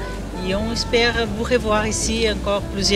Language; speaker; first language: French; non-native, learner; Portuguese